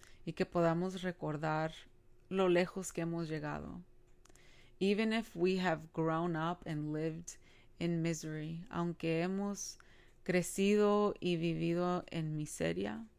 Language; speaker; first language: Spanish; early bilingual, other home language; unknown